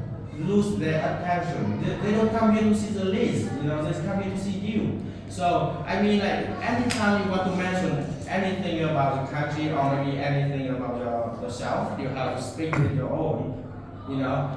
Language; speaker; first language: English; non-native, learner; Vietnamese